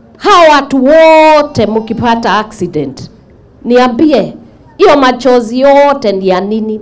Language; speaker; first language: Swahili; non-native, local second language; Kikuyu